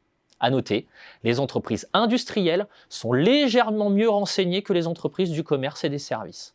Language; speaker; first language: French; native; French